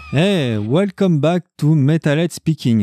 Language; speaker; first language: English; non-native, learner; French